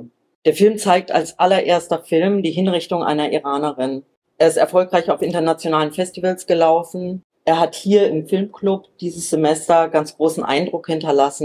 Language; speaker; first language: German; native; German